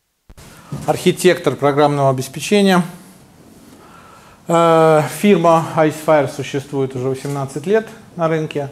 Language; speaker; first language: Russian; native; Russian